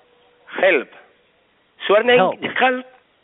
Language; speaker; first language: English; non-native, learner; Spanish